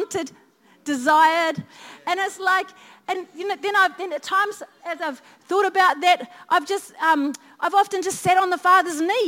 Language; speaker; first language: English; native; English